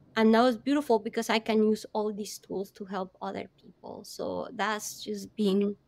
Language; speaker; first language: English; non-native, fluent; Spanish